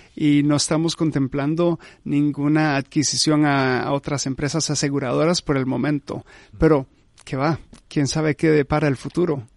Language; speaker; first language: Spanish; early bilingual, heritage; Spanish